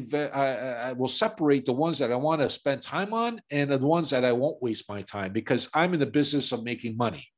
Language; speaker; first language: English; native; English